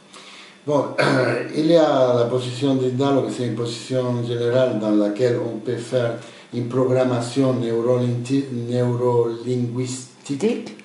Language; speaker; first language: French; non-native, fluent; Spanish